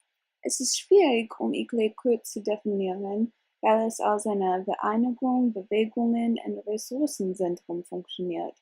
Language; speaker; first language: German; non-native, learner; English